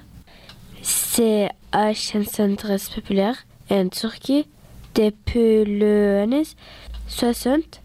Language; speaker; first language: French; early bilingual, other home language; Turkish